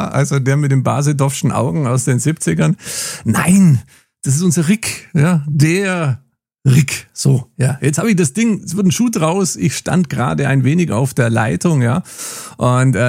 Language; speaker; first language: German; native; German